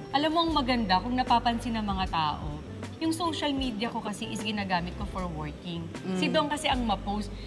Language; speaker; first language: Filipino; native; Filipino